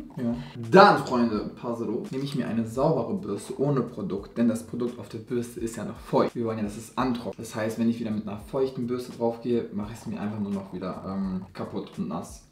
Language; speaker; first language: German; early bilingual, other home language; Albanian